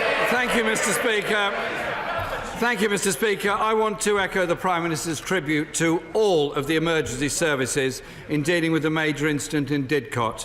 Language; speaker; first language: English; native; English